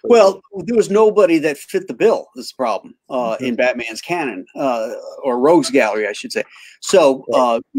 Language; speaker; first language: English; native; English